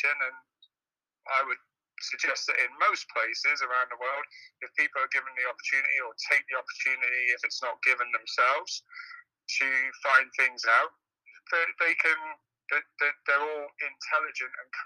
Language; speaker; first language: English; native; English